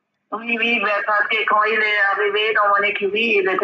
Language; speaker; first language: French; non-native, fluent; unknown